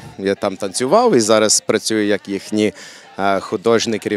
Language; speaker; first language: Ukrainian; early bilingual, heritage; English